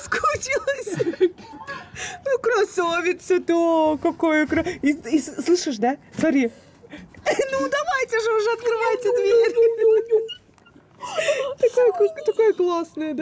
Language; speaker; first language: Russian; native; Russian